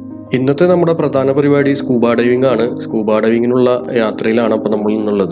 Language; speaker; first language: Malayalam; native; Malayalam